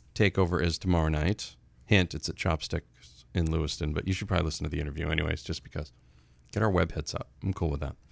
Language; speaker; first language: English; native; English